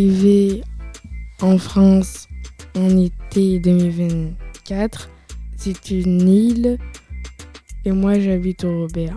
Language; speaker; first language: French; native; French